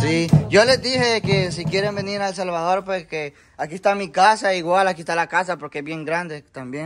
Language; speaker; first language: Spanish; native; Spanish